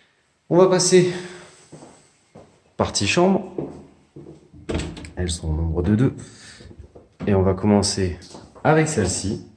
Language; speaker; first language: French; native; French